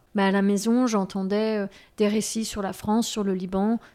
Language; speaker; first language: French; native; French